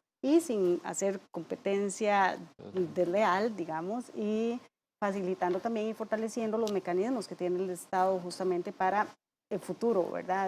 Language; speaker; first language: Spanish; native; Spanish